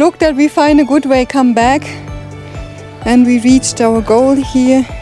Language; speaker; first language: English; non-native, learner; German